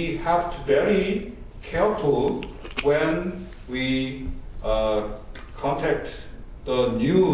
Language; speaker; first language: English; non-native, learner; Korean